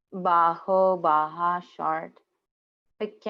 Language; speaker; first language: Spanish; non-native, learner; English